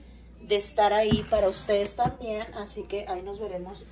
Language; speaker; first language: Spanish; native; Spanish